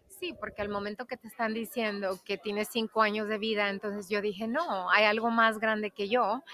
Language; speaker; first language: Spanish; native; Spanish